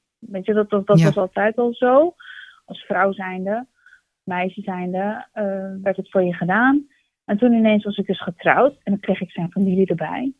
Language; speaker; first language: Dutch; early bilingual, other home language; Turkish